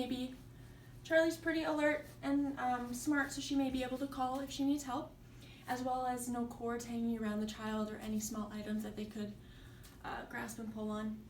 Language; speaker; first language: English; native; English